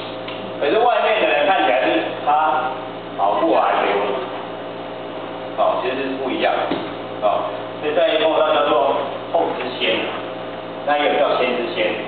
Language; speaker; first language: Chinese; native; Chinese